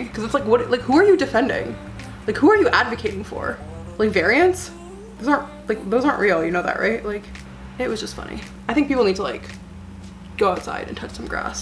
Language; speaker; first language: English; native; English